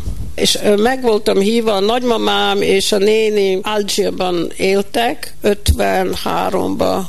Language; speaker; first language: Hungarian; early bilingual, heritage; Hungarian